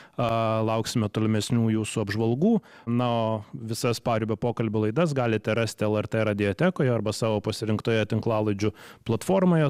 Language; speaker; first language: Lithuanian; native; Lithuanian